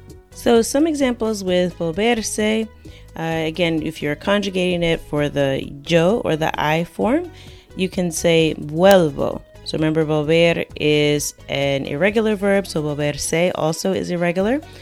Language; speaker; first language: English; native; English